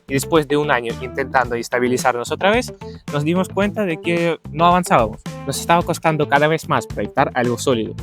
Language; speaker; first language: Spanish; non-native, fluent; Ukrainian